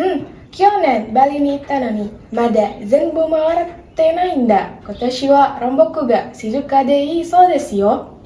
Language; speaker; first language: Japanese; non-native, learner; Indonesian